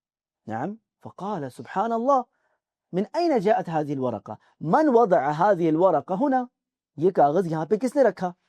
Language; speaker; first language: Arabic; non-native, fluent; Urdu